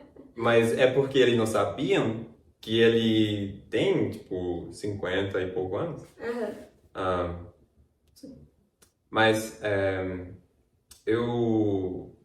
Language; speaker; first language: Portuguese; non-native, fluent; English